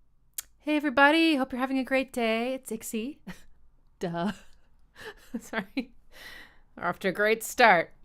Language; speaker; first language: English; native; English